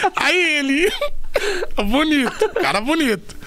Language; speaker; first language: Portuguese; native; Portuguese